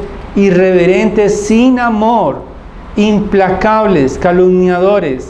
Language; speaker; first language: Spanish; native; Spanish